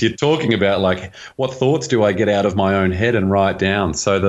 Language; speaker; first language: English; native; English